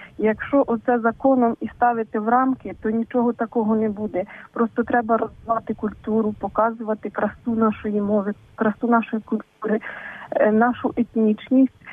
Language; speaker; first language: Ukrainian; native; Ukrainian